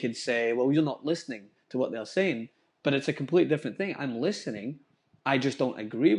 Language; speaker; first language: English; native; English